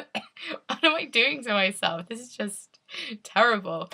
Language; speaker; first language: English; native; English